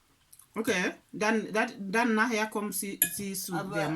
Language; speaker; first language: German; non-native, learner; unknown